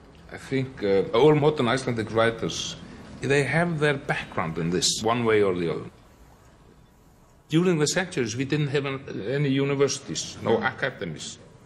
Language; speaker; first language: English; non-native, fluent; Icelandic